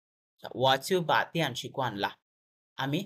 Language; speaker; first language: Chinese; non-native, fluent; Bangla